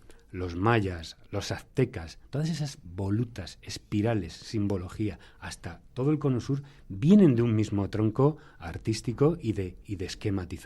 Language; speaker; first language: Spanish; native; Spanish